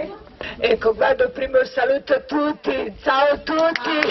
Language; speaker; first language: Italian; non-native, learner; Croatian